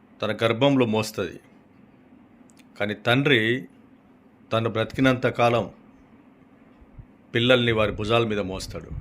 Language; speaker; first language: Telugu; native; Telugu